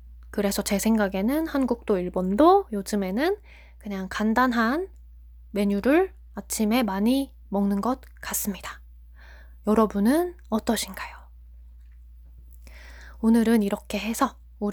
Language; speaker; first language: Korean; non-native, fluent; Japanese